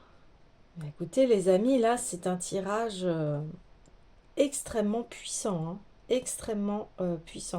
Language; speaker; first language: French; native; French